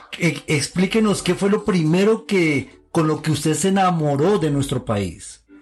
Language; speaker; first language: Spanish; native; Spanish